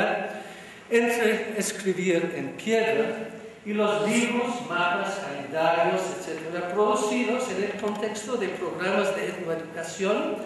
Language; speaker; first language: Spanish; non-native, fluent; English